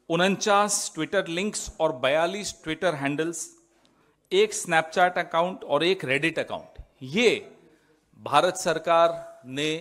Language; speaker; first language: Hindi; native; Hindi